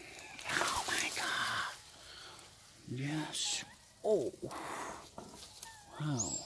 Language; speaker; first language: English; non-native, learner; Khmer